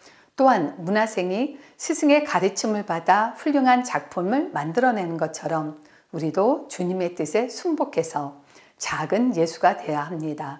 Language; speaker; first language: Korean; native; Korean